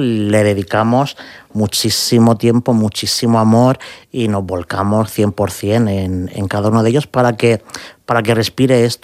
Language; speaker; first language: Spanish; native; Spanish